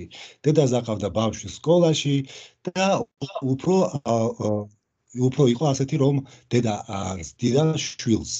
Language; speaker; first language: Georgian; non-native, local second language; Russian